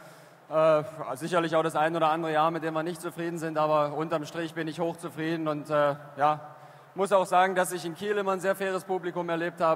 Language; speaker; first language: German; native; German